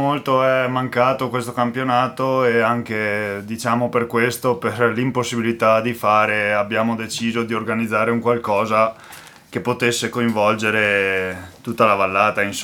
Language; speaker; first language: Italian; native; Italian